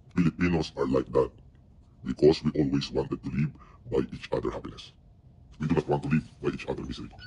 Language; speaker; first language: English; non-native, local second language; Filipino